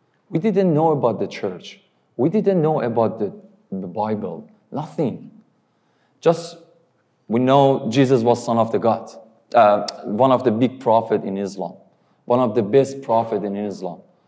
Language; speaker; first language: English; non-native, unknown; Persian